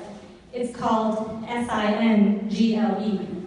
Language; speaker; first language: English; native; English